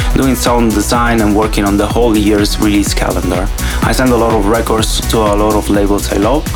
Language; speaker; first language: English; non-native, fluent; Italian